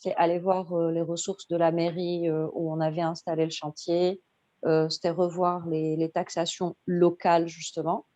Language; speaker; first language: French; non-native, local second language; Arabic